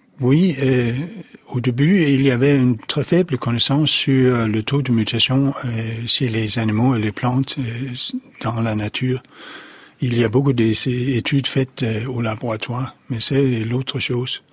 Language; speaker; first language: French; non-native, fluent; Danish